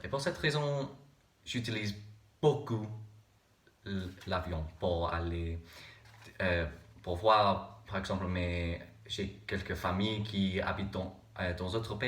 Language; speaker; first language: French; non-native, learner; English